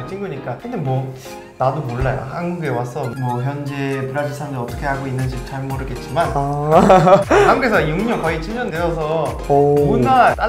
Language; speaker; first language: Korean; non-native, fluent; Portuguese